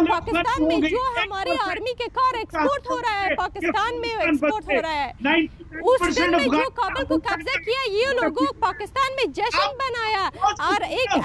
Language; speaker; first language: Hindi; non-native, learner; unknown